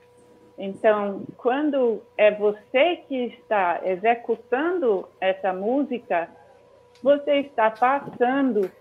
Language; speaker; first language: Portuguese; non-native, fluent; English